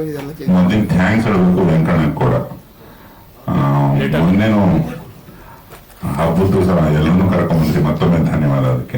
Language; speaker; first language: Kannada; native; Kannada